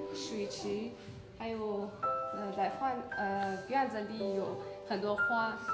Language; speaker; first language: Chinese; non-native, fluent; Persian